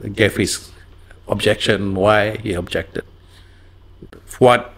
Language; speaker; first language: English; non-native, local second language; Malay